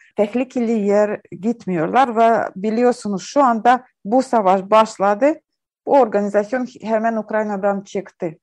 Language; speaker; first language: Turkish; non-native, learner; Ukrainian